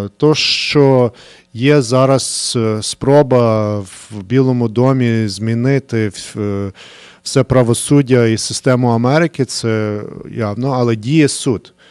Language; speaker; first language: Ukrainian; early bilingual, heritage; Ukrainian